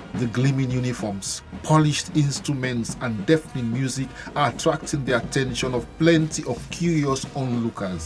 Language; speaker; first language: English; non-native, local second language; Krio